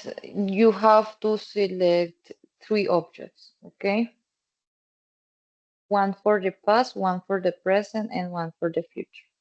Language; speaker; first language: English; non-native, fluent; Spanish